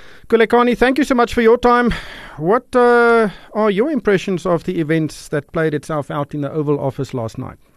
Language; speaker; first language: English; non-native, local second language; Afrikaans